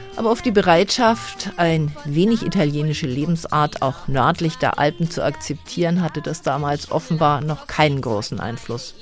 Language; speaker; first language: German; native; German